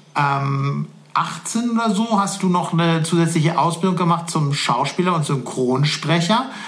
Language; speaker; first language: German; native; German